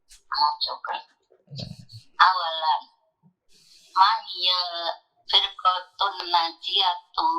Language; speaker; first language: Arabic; non-native, learner; Indonesian